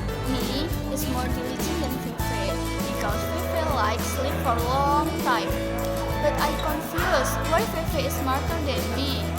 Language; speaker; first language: English; non-native, learner; Indonesian